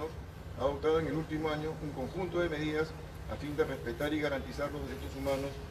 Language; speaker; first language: Spanish; native; Spanish